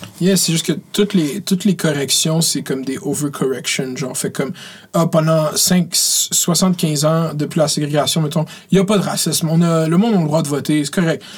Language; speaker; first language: French; native; French